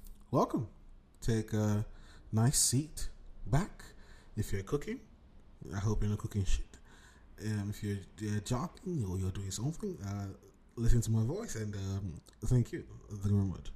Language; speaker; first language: English; non-native, local second language; Yoruba